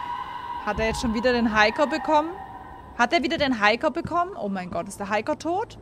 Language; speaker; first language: German; native; German